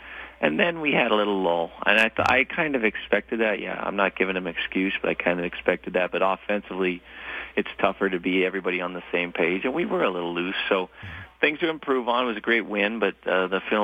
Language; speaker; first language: English; native; English